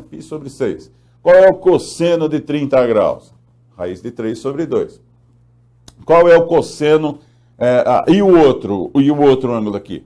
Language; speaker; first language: Portuguese; native; Portuguese